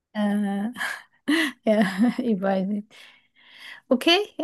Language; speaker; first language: German; non-native, learner; Turkish